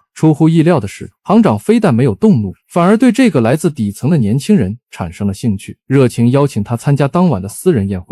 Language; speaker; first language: Chinese; native; Chinese